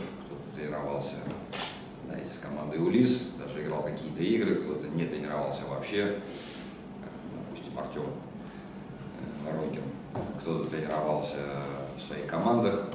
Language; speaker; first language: Russian; native; Russian